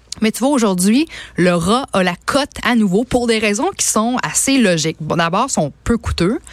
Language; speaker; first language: French; native; French